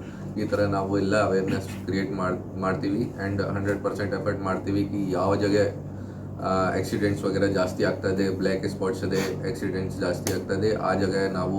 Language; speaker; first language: Kannada; non-native, fluent; Hindi